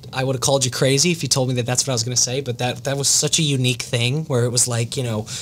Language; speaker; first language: English; native; English